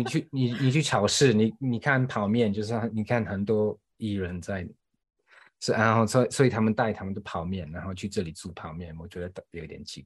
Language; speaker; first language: Chinese; non-native, fluent; English